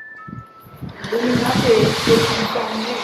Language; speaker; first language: French; non-native, learner; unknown